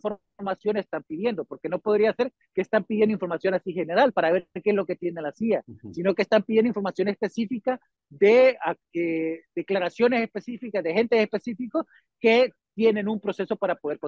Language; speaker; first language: Spanish; native; Spanish